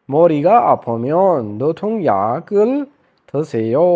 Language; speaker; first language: Korean; non-native, fluent; Urdu